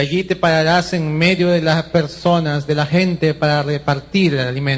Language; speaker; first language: Spanish; native; Spanish